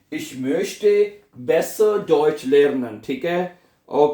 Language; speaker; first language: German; non-native, fluent; Urdu